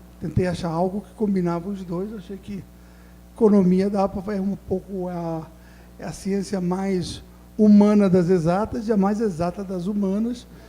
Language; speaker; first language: Portuguese; native; Portuguese